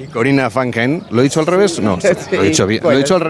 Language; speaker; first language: Spanish; native; Spanish